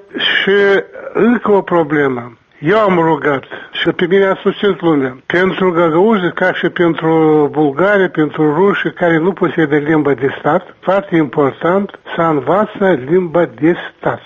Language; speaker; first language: Romanian; non-native, local second language; Gagauz